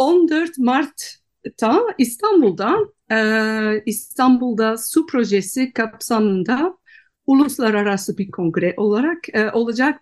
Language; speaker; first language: Turkish; non-native, fluent; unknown